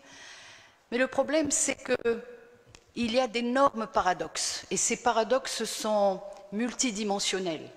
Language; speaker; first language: French; non-native, local second language; Arabic